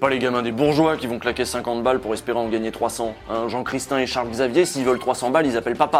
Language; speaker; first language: French; native; French